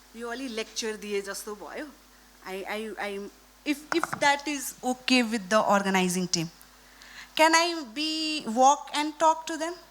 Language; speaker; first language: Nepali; non-native, local second language; Marwari